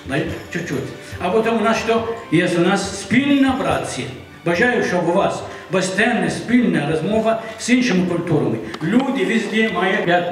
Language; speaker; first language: Ukrainian; non-native, learner; Arabic